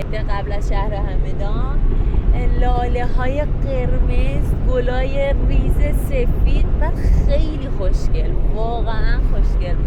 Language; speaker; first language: Persian; native; Persian